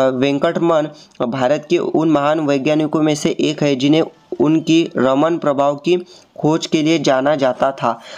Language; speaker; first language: Hindi; non-native, local second language; Marathi